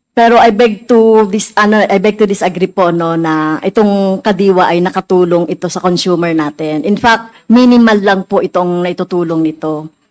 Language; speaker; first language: Filipino; native; Filipino